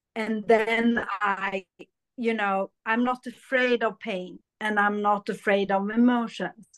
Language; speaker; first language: English; early bilingual, other home language; Hindi